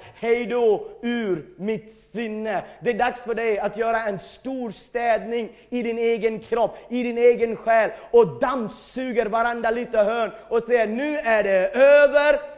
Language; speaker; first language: Swedish; non-native, fluent; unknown